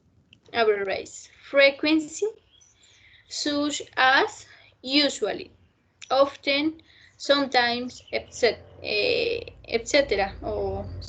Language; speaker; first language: English; non-native, learner; Spanish